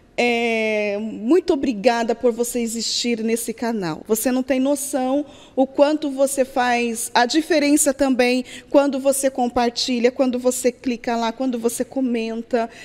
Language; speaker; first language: Portuguese; native; Portuguese